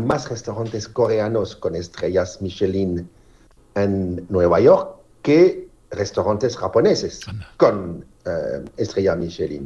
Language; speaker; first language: Spanish; non-native, fluent; French